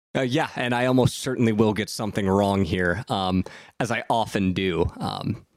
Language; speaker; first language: English; native; English